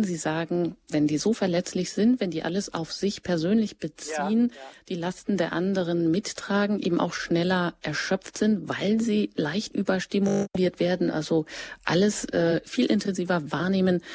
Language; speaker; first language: German; native; German